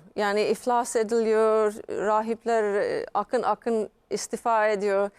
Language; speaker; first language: Turkish; non-native, fluent; English